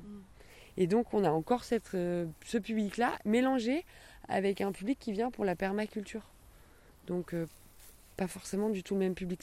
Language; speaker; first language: French; native; French